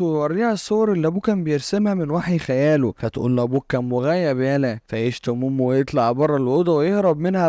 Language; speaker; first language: Arabic; native; Arabic